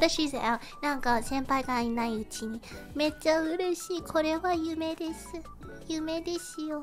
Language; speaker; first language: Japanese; non-native, learner; English